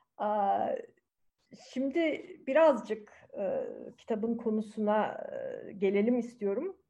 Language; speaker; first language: Turkish; native; Turkish